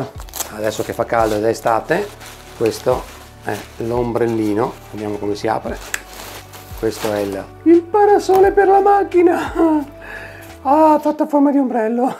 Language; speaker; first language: Italian; native; Italian